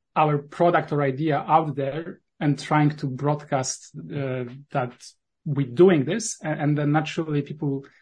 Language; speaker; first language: English; non-native, fluent; Polish